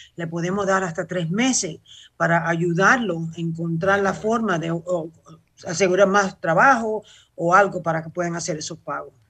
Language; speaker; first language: Spanish; early bilingual, heritage; Spanish